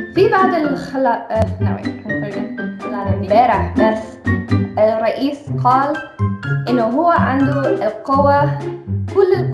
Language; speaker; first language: Arabic; non-native, fluent; English